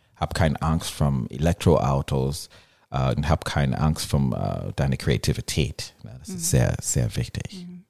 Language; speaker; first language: German; non-native, learner; English